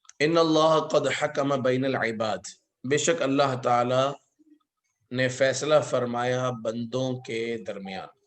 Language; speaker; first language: Urdu; native; Urdu